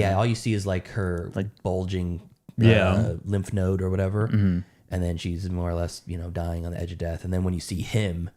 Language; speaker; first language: English; native; English